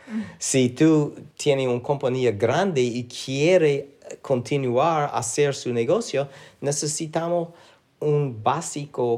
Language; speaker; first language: Spanish; non-native, fluent; English